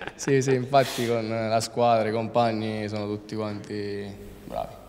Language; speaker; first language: Italian; native; Italian